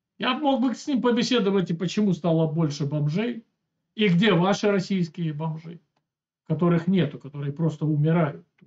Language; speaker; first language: Russian; native; Russian